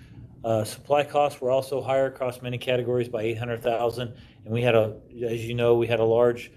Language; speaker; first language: English; native; English